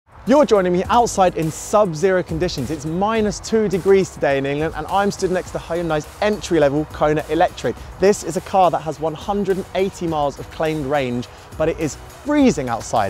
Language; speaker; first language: English; native; English